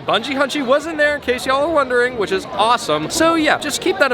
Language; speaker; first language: English; native; English